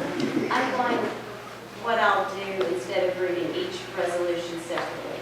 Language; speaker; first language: English; native; English